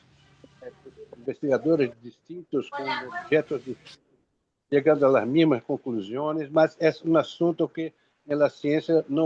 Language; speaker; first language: Spanish; non-native, learner; Portuguese